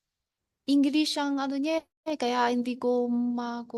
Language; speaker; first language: Filipino; non-native, learner; Chinese